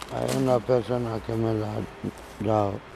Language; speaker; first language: Spanish; non-native, learner; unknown